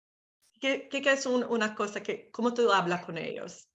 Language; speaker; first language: Spanish; non-native, learner; English